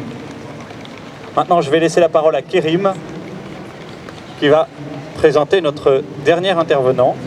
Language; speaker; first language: French; native; French